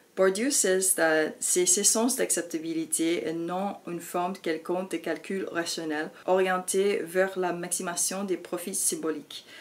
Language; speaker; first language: French; non-native, fluent; English